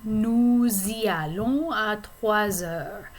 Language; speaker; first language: French; non-native, fluent; English